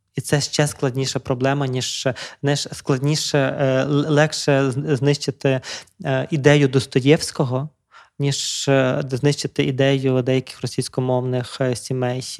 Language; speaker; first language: Ukrainian; native; Ukrainian